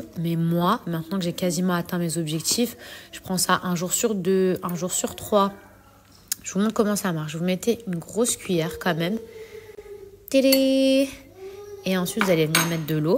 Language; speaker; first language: French; native; French